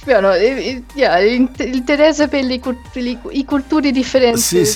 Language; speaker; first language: Italian; non-native, learner; Spanish